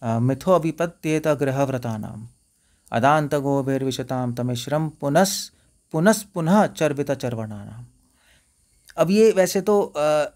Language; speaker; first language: Hindi; native; Hindi